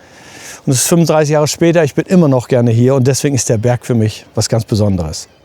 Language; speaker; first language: German; native; German